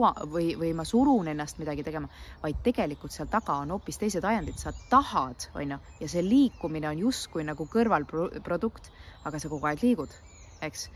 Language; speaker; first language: Estonian; native; Estonian